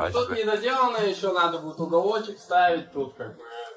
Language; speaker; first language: Russian; native; Russian